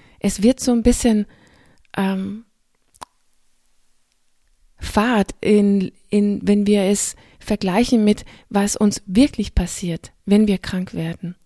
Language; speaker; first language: German; non-native, fluent; Danish